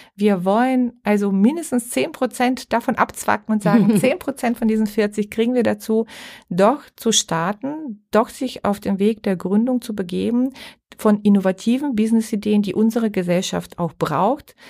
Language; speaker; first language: German; non-native, fluent; Bulgarian